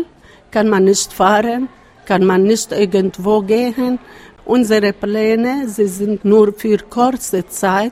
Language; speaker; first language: German; non-native, learner; Arabic